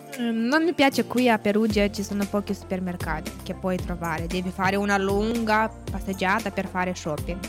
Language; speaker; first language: Italian; non-native, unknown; Romanian